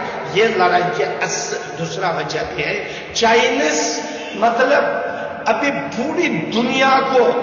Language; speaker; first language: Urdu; non-native, learner; Uyghur